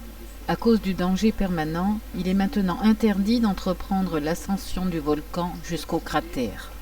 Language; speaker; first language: French; native; French